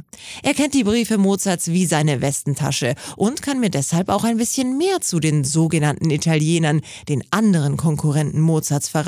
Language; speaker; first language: German; native; German